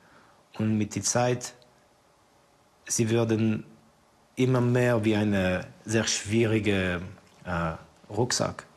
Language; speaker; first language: German; non-native, fluent; Estonian